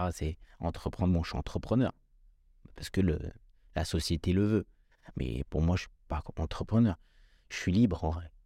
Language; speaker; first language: French; early bilingual, other home language; Kabyle